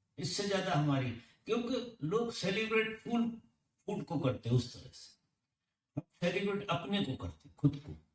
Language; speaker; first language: Hindi; native; Hindi